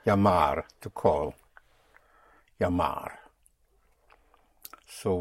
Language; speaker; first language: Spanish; non-native, fluent; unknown